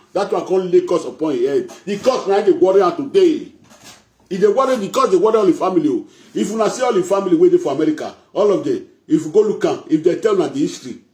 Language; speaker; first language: Nigerian Pidgin; non-native, local second language; Bini